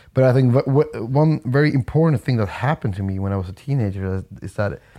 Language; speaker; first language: English; non-native, fluent; Swedish